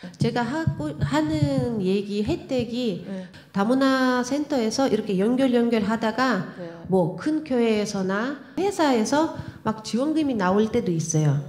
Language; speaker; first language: Korean; non-native, fluent; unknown